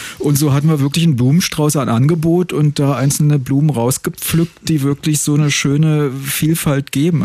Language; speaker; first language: German; native; German